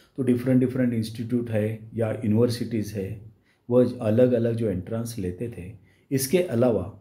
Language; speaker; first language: Hindi; non-native, local second language; Marathi